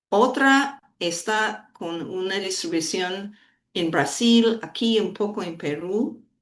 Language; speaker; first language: Spanish; non-native, fluent; English